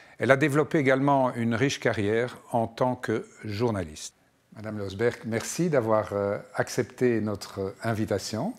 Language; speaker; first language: French; non-native, local second language; Arabic